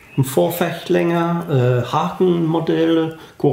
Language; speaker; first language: German; non-native, fluent; English